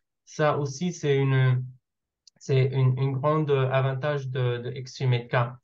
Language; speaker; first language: French; non-native, learner; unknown